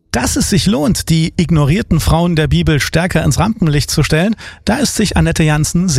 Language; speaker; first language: German; native; German